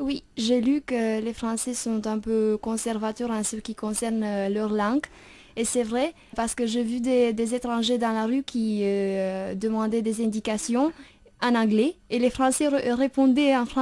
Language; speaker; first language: French; non-native, fluent; Romanian